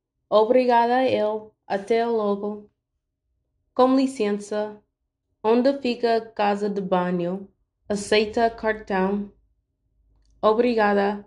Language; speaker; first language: Portuguese; non-native, learner; English